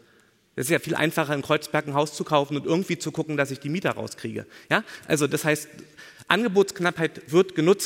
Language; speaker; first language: German; native; German